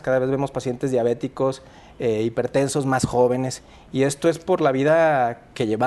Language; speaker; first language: Spanish; native; Spanish